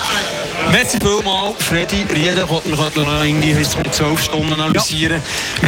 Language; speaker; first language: German; native; German